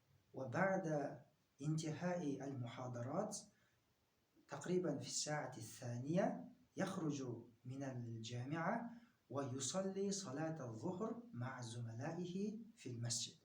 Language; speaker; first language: Arabic; non-native, fluent; Kyrgyz